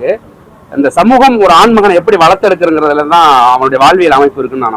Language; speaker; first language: Tamil; native; Tamil